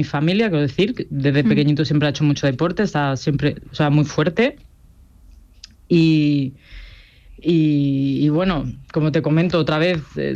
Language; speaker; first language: Spanish; native; Spanish